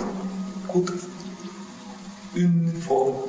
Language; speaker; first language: French; non-native, learner; Russian